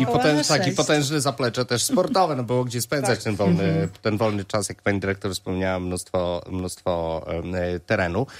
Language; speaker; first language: Polish; native; Polish